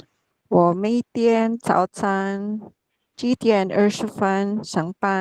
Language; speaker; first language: Chinese; non-native, learner; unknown